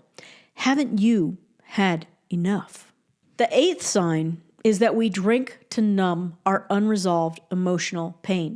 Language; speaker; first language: English; native; English